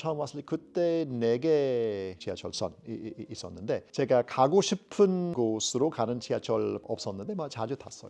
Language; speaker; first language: Korean; non-native, fluent; English